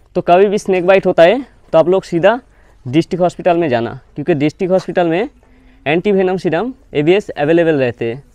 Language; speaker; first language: Hindi; non-native, local second language; Bangla